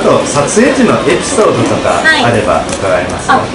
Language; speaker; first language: Japanese; native; Japanese